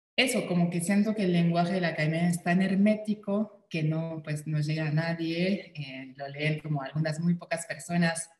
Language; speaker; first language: Spanish; non-native, fluent; French